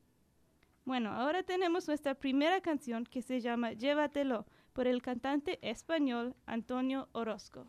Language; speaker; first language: Spanish; non-native, learner; English